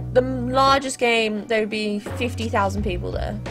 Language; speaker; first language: English; native; English